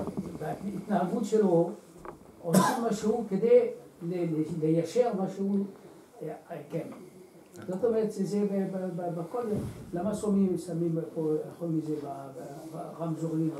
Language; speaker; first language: Hebrew; non-native, fluent; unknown